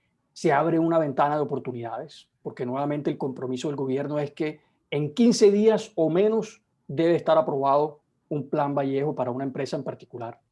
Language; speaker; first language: Spanish; native; Spanish